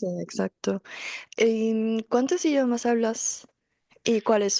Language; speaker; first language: Spanish; non-native, fluent; Korean